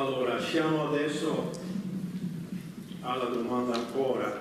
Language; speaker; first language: Italian; non-native, fluent; Dutch